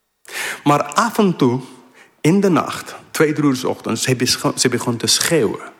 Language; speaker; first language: Dutch; non-native, fluent; English